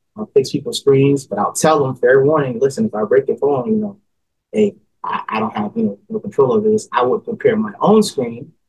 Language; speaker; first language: English; native; English